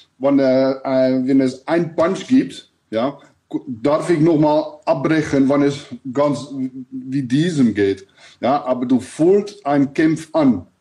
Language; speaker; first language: German; non-native, learner; Dutch